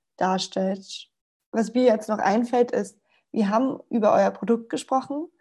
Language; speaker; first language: German; non-native, fluent; Spanish